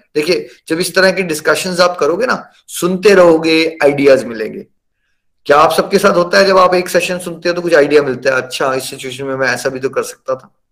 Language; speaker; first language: Hindi; native; Hindi